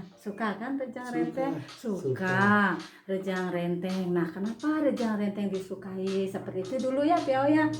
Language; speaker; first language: Indonesian; non-native, local second language; Balinese